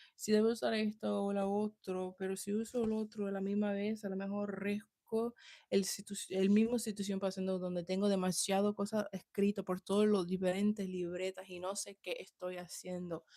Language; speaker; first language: Spanish; early bilingual, heritage; Spanish